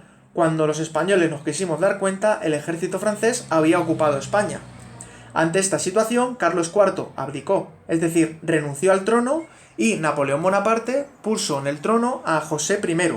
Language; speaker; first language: Spanish; native; Spanish